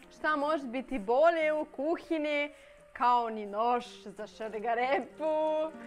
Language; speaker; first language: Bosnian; non-native, learner; Russian